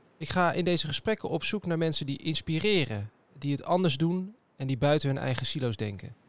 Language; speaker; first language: Dutch; native; Dutch